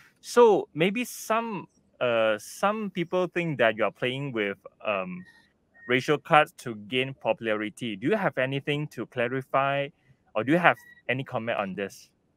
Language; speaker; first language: English; non-native, local second language; Chinese